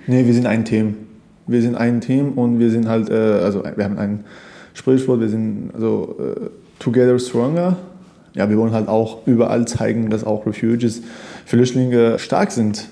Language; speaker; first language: German; non-native, fluent; Persian